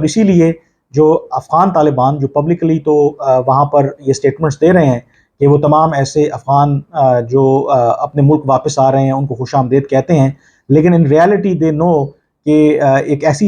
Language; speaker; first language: Urdu; native; Urdu